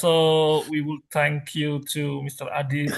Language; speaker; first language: English; non-native, learner; Indonesian